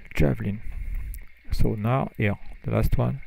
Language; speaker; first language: English; non-native, fluent; French